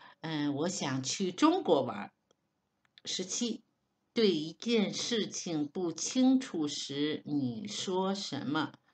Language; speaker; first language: Chinese; non-native, learner; Hebrew